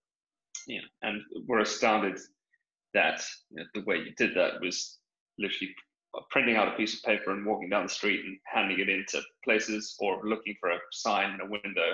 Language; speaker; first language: English; native; English